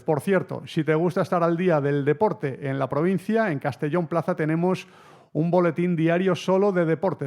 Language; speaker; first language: Spanish; native; Spanish